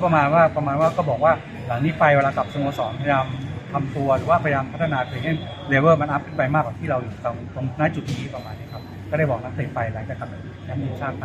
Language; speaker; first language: Thai; native; Thai